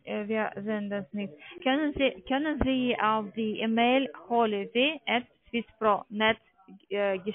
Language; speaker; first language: German; non-native, learner; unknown